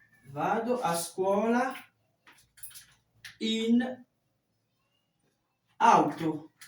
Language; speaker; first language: Italian; non-native, fluent; French